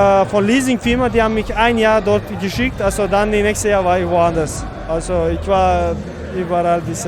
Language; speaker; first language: German; non-native, fluent; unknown